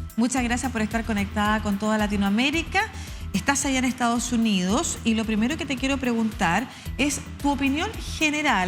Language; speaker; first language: Spanish; native; Spanish